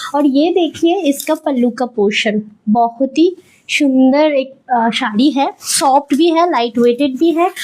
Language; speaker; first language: Hindi; non-native, local second language; Bangla